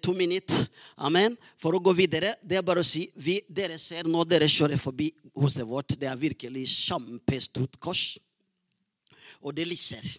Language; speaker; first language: Norwegian; non-native, fluent; Rundi